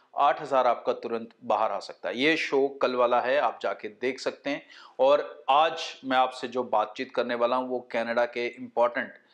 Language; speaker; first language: Hindi; non-native, local second language; Punjabi